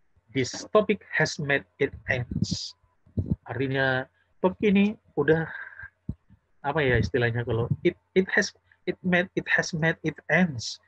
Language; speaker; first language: English; non-native, fluent; Indonesian